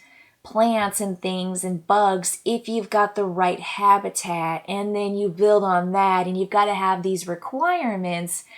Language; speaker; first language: English; native; English